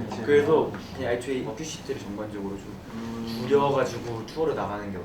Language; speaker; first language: Korean; native; Korean